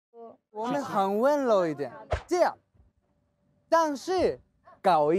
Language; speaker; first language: Chinese; non-native, learner; Thai